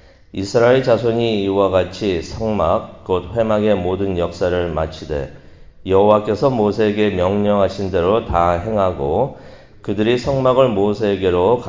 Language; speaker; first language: Korean; native; Korean